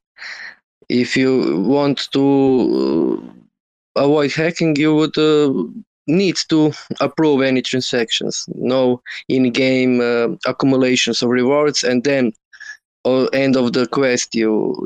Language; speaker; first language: English; non-native, learner; Croatian